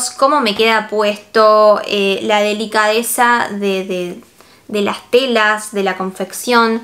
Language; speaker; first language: Spanish; native; Spanish